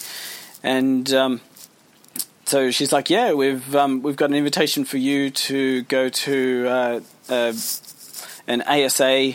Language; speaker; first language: English; native; English